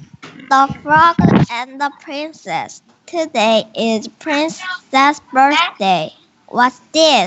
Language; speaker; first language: English; non-native, learner; Korean